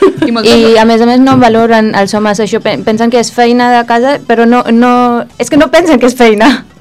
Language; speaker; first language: Catalan; early bilingual, other home language; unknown